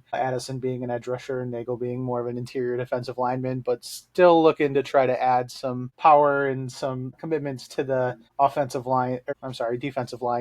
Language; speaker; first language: English; native; English